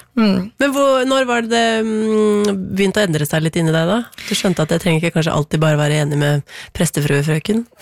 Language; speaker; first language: Norwegian; native; Norwegian